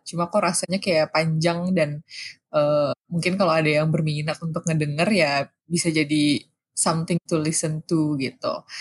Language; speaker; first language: Indonesian; native; Indonesian